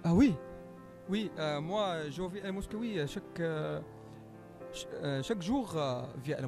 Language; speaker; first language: French; non-native, learner; Arabic